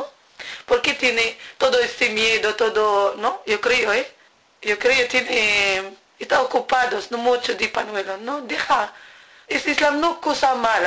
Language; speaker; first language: Spanish; non-native, learner; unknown